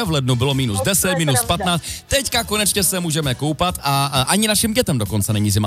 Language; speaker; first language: Czech; native; Czech